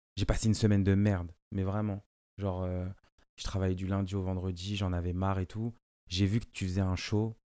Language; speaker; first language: French; non-native, local second language; Lingala